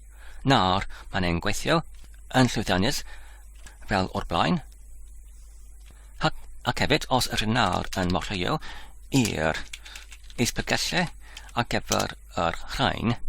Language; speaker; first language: Welsh; non-native, learner; English